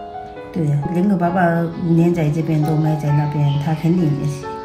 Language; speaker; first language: Chinese; native; Chinese